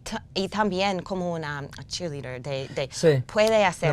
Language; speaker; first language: Spanish; non-native, learner; English